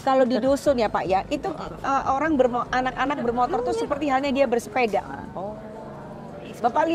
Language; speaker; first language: Indonesian; native; Indonesian